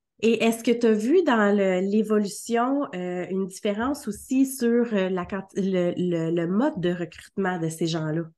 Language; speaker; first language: French; native; French